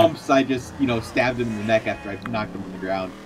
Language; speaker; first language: English; native; English